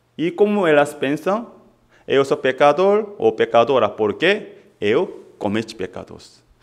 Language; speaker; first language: Portuguese; non-native, fluent; Korean